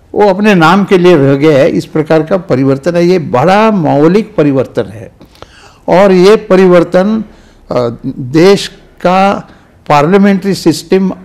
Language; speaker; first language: Hindi; non-native, local second language; Marathi